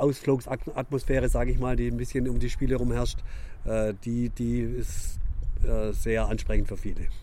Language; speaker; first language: German; native; German